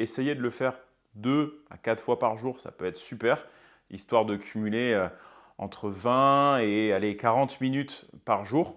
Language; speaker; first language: French; native; French